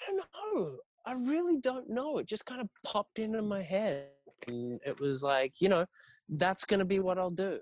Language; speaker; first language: English; native; English